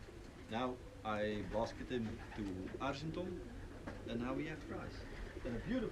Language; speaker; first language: English; non-native, learner; Dutch